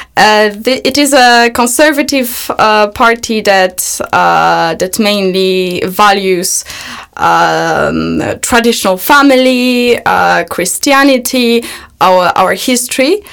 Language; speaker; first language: English; non-native, fluent; Polish